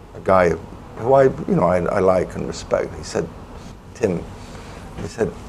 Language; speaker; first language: English; native; English